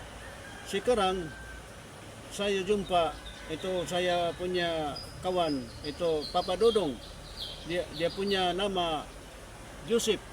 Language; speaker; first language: Indonesian; non-native, learner; Cebuano